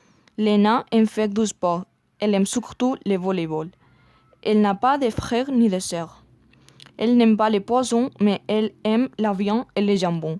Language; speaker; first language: French; non-native, learner; Spanish